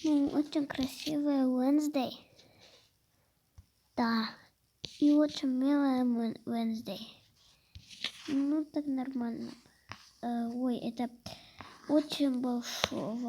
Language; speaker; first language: Russian; non-native, local second language; Kazakh